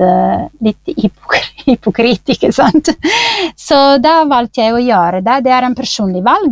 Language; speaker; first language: Norwegian; non-native, fluent; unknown